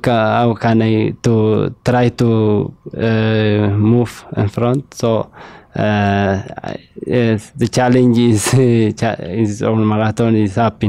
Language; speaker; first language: English; non-native, learner; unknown